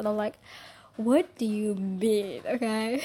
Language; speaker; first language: English; non-native, fluent; Somali